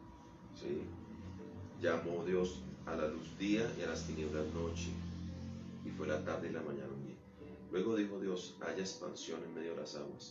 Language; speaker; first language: Spanish; native; Spanish